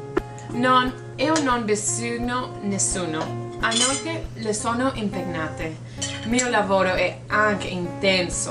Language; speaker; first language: Italian; non-native, learner; English